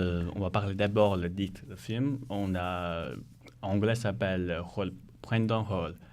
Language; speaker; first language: French; non-native, learner; Chinese